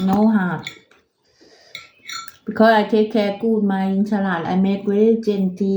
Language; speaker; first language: English; non-native, learner; Thai